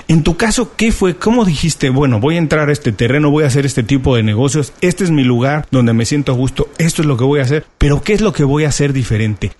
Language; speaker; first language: Spanish; native; Spanish